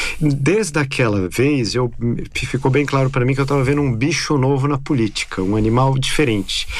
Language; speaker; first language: Portuguese; native; Portuguese